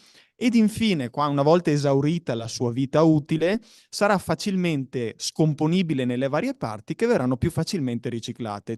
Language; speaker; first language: Italian; native; Italian